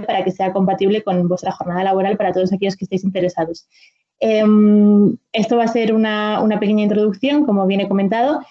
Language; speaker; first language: Spanish; native; Spanish